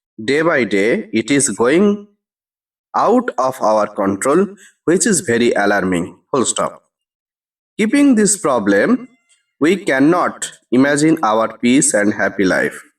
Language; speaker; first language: English; non-native, local second language; Bangla